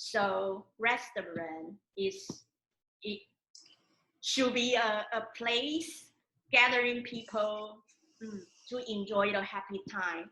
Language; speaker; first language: English; non-native, learner; Chinese